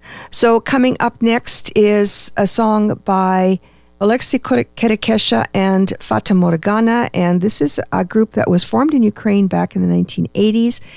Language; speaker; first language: English; early bilingual, other home language; Ukrainian